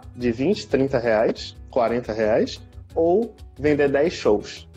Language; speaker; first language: Portuguese; native; Portuguese